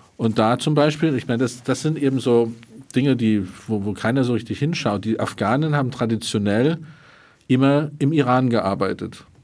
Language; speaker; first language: German; native; German